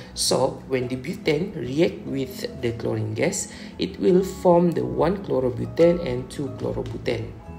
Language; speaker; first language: English; non-native, local second language; Malay